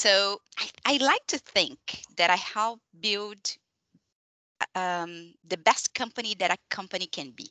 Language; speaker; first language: English; non-native, fluent; Portuguese